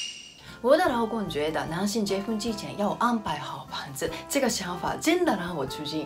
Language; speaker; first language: Chinese; non-native, fluent; Japanese